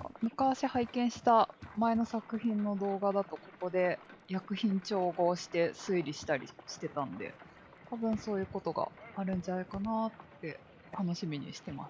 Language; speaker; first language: Japanese; native; Japanese